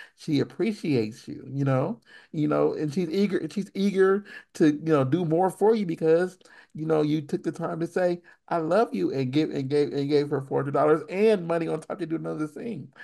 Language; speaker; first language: English; native; English